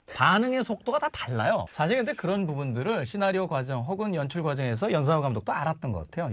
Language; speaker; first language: Korean; native; Korean